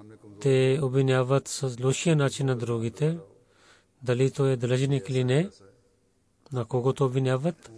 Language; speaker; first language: Bulgarian; non-native, learner; Urdu